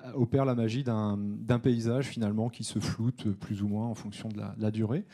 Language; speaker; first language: French; native; French